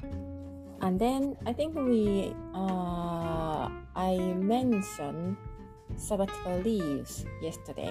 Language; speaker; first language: English; non-native, fluent; Japanese